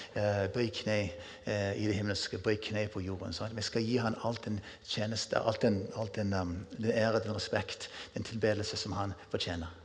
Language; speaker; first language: Norwegian; non-native, fluent; English